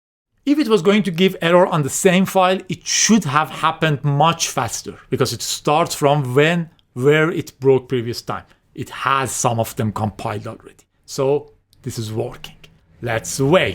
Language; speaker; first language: English; non-native, fluent; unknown